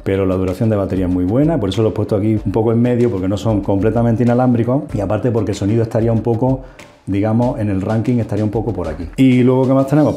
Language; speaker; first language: Spanish; native; Spanish